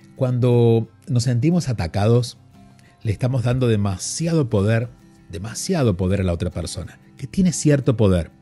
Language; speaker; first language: Spanish; native; Spanish